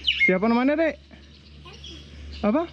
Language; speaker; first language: Indonesian; non-native, learner; Danish